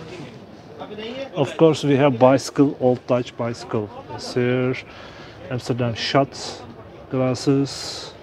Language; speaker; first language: English; non-native, fluent; Turkish